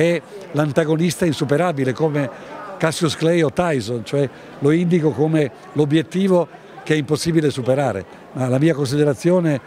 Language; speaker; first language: Italian; native; Italian